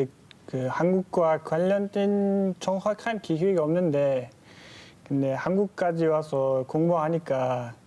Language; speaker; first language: Korean; non-native, fluent; Uzbek